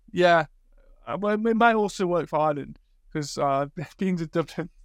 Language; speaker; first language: English; native; English